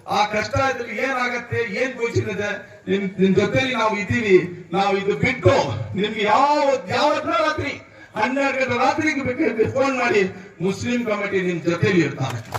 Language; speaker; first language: Kannada; non-native, local second language; Urdu